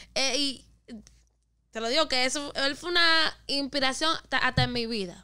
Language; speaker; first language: Spanish; native; Spanish